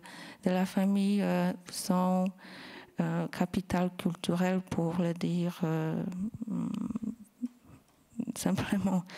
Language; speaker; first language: French; non-native, fluent; Polish